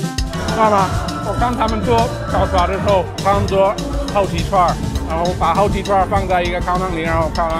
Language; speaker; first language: Chinese; non-native, fluent; English